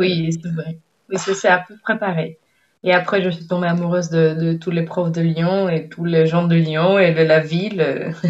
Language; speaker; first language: French; non-native, fluent; Spanish